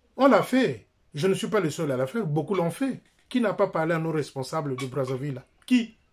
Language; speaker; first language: French; non-native, local second language; Lingala